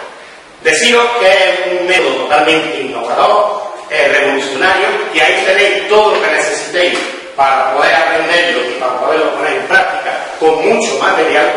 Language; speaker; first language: Spanish; native; Spanish